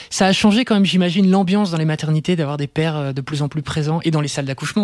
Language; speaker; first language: French; native; French